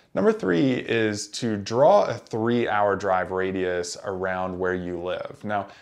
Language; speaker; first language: English; native; English